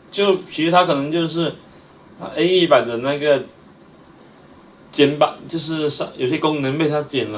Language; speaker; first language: Chinese; native; Chinese